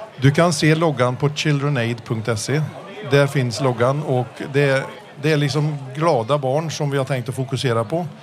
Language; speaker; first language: Swedish; early bilingual, heritage; Swedish